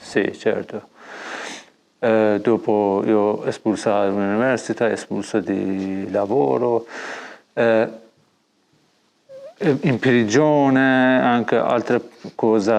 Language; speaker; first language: Italian; non-native, learner; Persian